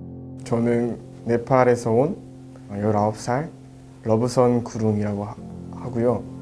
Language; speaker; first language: Korean; early bilingual, other home language; Nepali